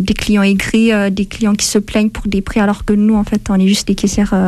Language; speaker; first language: French; non-native, fluent; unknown